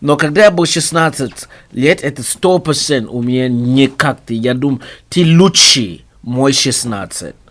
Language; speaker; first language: Russian; non-native, learner; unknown